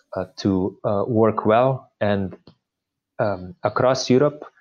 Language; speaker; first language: English; non-native, fluent; Slovenian